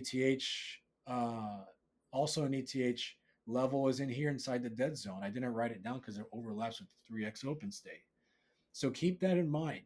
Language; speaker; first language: English; native; English